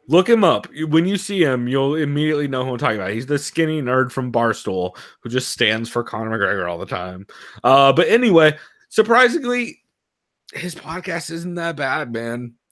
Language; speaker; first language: English; native; English